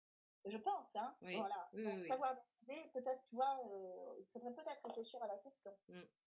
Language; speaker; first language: French; native; French